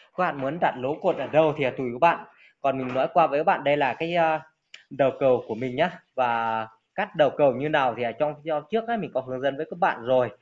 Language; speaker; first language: Vietnamese; native; Vietnamese